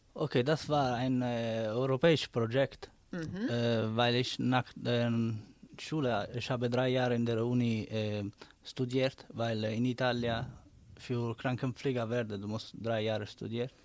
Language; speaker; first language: German; non-native, learner; Italian